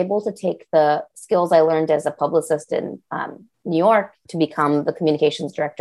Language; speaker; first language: English; native; English